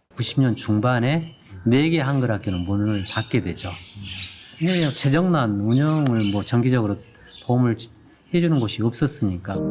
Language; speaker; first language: Korean; native; Korean